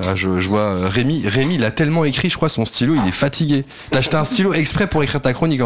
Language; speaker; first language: French; native; French